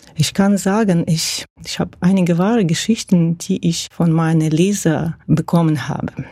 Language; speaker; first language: German; non-native, fluent; Russian